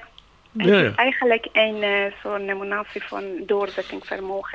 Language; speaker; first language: Dutch; non-native, learner; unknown